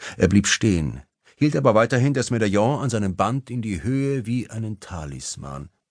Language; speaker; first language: German; native; German